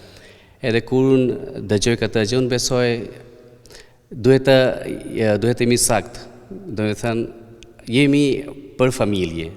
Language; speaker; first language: Albanian; non-native, learner; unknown